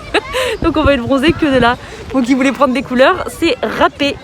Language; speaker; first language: French; native; French